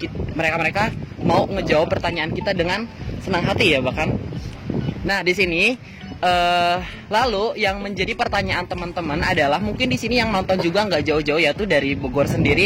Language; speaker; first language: Indonesian; native; Indonesian